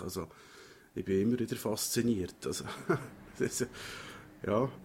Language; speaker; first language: German; native; German